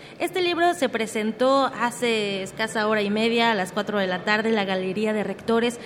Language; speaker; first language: Spanish; native; Spanish